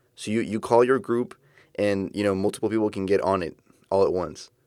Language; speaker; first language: English; early bilingual, other home language; Spanish